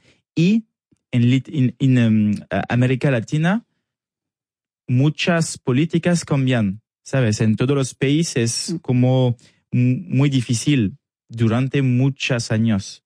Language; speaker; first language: Spanish; non-native, learner; French